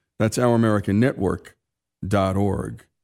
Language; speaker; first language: English; native; English